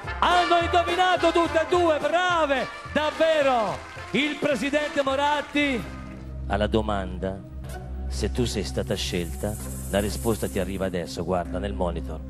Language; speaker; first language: Italian; native; Italian